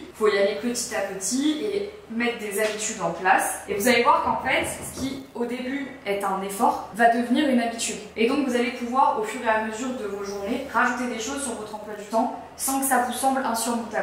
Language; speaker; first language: French; native; French